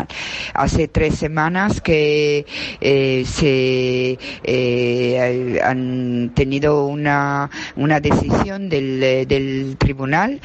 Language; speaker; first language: Spanish; non-native, fluent; Italian